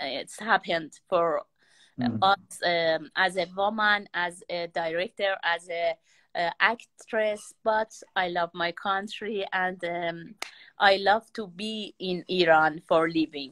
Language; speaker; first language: English; non-native, learner; Persian